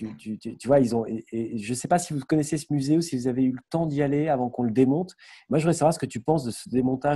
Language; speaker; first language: French; native; French